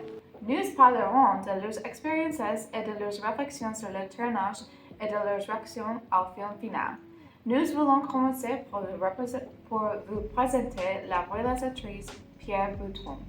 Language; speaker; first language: French; non-native, learner; English